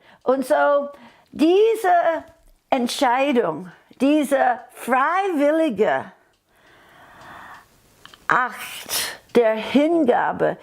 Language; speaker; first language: German; non-native, fluent; English